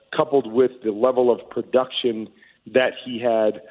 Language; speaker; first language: English; native; English